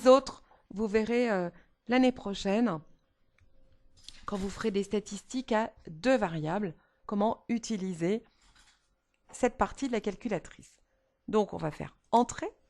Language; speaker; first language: French; native; French